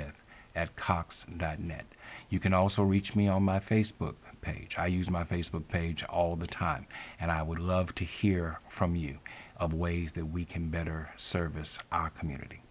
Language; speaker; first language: English; native; English